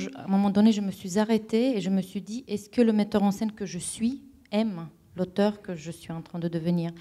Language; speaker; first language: French; non-native, fluent; Romanian